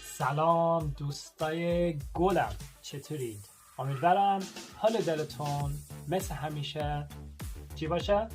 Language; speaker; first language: Persian; early bilingual, heritage; Persian